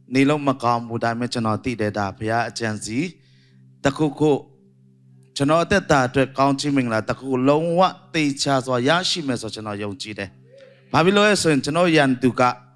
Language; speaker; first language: Burmese; non-native, local second language; Tedim Chin